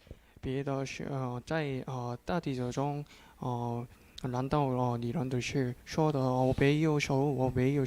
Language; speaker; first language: Chinese; non-native, learner; Korean